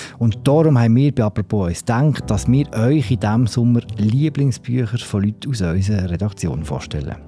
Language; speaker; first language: German; native; German